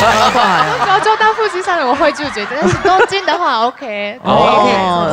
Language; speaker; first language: Chinese; non-native, fluent; Japanese